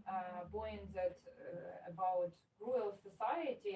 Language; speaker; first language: English; non-native, fluent; Ukrainian